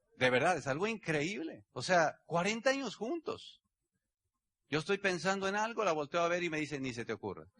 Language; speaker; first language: Spanish; native; Spanish